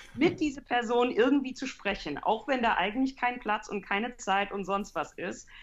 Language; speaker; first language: German; early bilingual, heritage; English